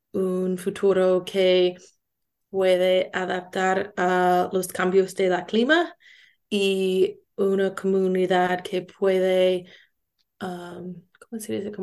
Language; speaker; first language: Spanish; non-native, learner; English